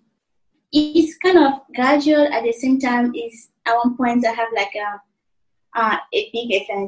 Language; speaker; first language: English; non-native, fluent; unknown